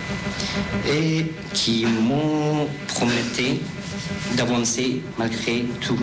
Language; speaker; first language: French; non-native, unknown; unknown